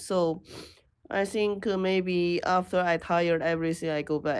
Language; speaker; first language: English; non-native, learner; Chinese